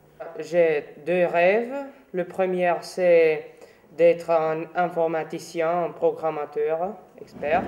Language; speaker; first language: French; non-native, fluent; Romanian